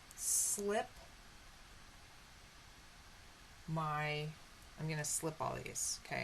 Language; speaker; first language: English; native; English